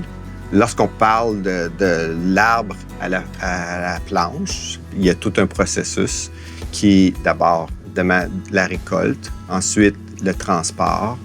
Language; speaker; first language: French; native; French